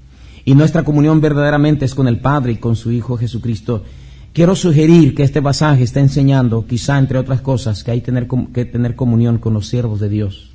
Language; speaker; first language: Spanish; native; Spanish